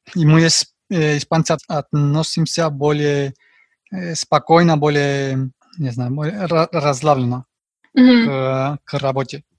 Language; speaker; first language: Russian; non-native, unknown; Spanish